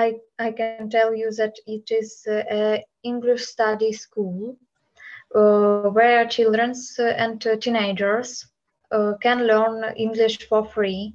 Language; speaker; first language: English; non-native, learner; Ukrainian